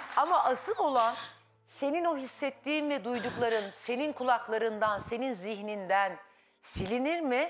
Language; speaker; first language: Turkish; native; Turkish